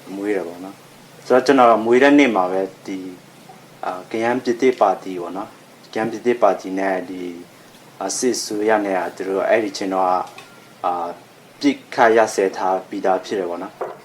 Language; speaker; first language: Burmese; non-native, local second language; S'gaw Karen